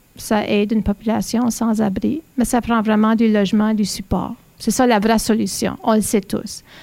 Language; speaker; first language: French; native; French